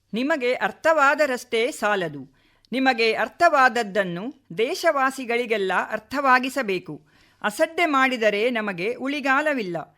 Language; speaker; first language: Kannada; native; Kannada